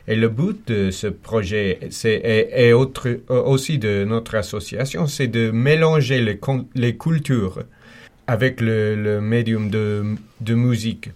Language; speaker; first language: French; non-native, fluent; English